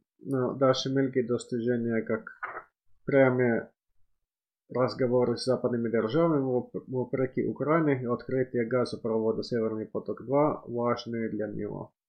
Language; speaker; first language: Russian; non-native, fluent; Finnish